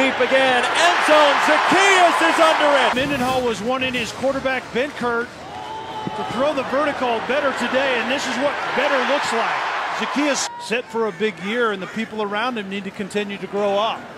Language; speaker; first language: English; native; English